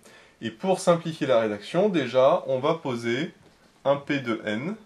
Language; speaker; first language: French; native; French